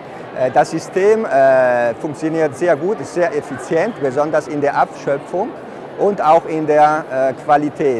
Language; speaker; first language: German; non-native, fluent; Italian